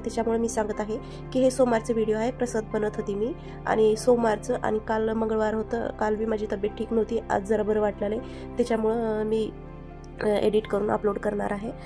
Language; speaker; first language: Marathi; early bilingual, heritage; Marathi